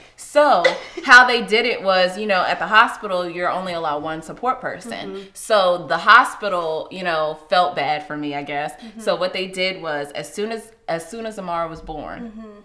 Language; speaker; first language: English; native; English